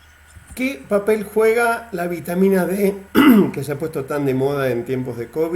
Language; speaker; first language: Spanish; native; Spanish